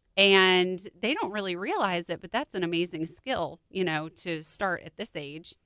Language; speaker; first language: English; native; English